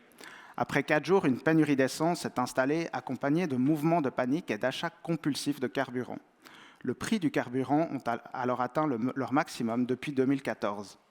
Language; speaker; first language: French; native; French